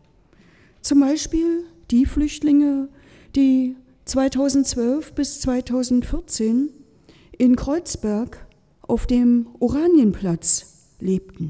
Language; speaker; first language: German; native; German